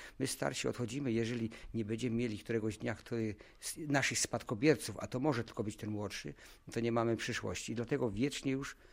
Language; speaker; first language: Polish; non-native, local second language; German